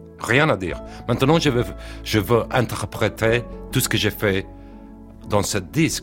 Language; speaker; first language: French; non-native, learner; English